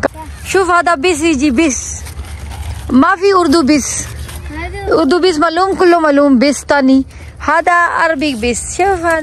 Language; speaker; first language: Arabic; non-native, learner; Urdu